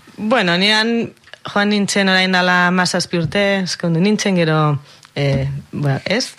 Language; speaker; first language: Basque; non-native, local second language; Spanish